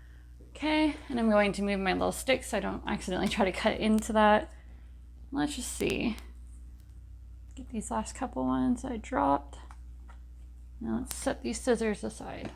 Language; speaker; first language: English; native; English